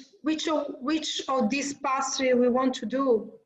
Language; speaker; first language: English; non-native, fluent; Italian